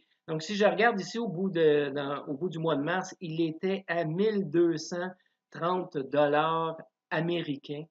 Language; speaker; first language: French; native; French